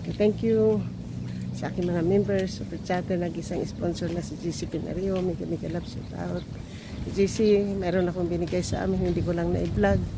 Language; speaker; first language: Filipino; non-native, local second language; Cebuano